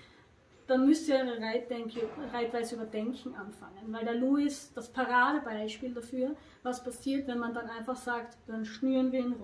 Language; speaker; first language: German; native; German